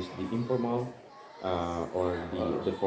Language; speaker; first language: English; non-native, learner; Indonesian